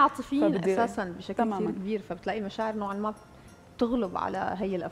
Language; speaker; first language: Arabic; native; Arabic